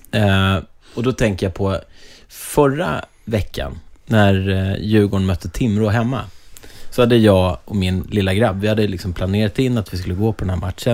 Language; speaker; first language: Swedish; native; Swedish